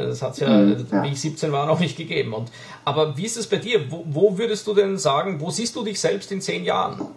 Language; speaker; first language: German; native; German